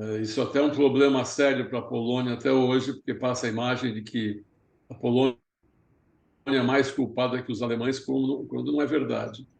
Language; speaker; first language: Portuguese; early bilingual, other home language; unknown